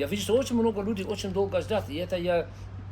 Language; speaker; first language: Russian; non-native, learner; Dutch